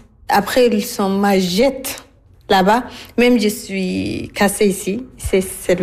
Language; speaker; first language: French; non-native, learner; Arabic